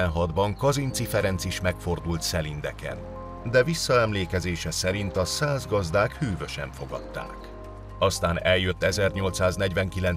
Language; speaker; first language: Hungarian; native; Hungarian